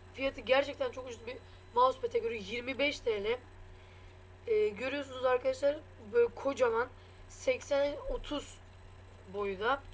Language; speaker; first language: Turkish; native; Turkish